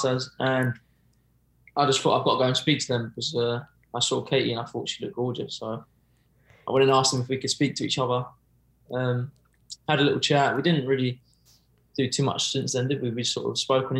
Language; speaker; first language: English; native; English